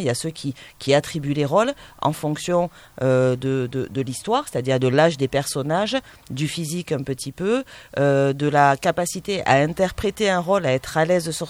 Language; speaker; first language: French; native; French